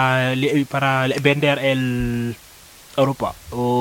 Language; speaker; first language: Spanish; non-native, learner; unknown